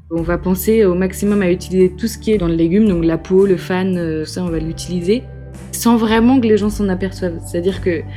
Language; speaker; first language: French; native; French